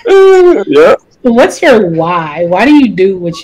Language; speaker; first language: English; native; English